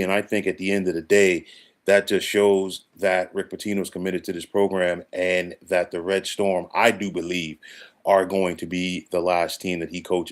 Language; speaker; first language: English; native; English